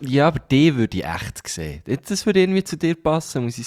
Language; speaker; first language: German; native; German